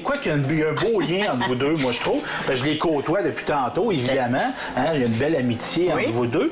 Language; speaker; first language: French; native; French